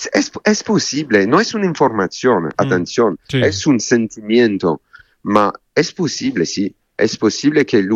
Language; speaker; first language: Spanish; non-native, learner; French